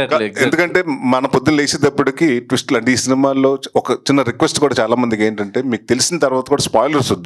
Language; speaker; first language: Telugu; native; Telugu